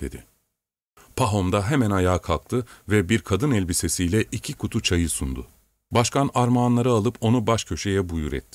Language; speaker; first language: Turkish; native; Turkish